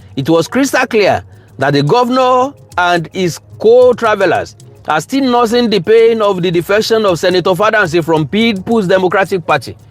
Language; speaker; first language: English; non-native, local second language; Yoruba